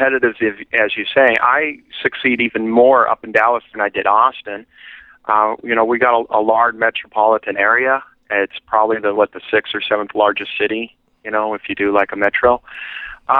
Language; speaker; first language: English; native; English